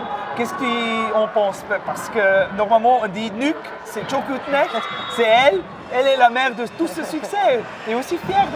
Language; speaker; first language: French; non-native, fluent; German